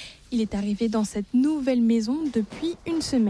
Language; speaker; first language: French; native; French